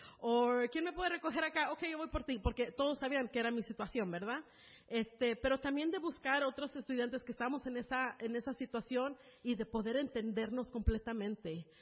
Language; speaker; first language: Spanish; early bilingual, heritage; Spanish